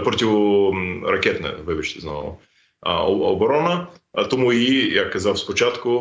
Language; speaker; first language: Ukrainian; non-native, fluent; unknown